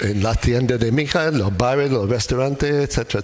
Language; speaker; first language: Spanish; non-native, learner; English